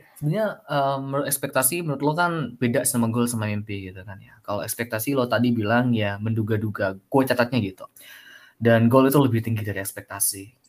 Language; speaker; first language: Indonesian; native; Indonesian